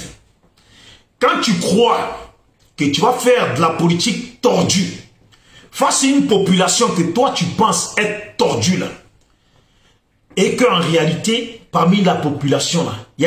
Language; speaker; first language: French; native; French